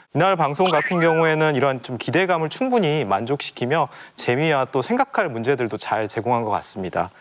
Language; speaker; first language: Korean; native; Korean